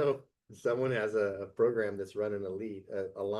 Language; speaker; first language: English; native; English